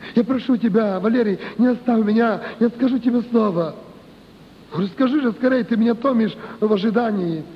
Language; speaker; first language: Russian; non-native, local second language; Ukrainian